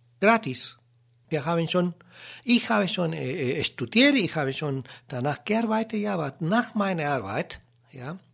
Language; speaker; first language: German; non-native, learner; Spanish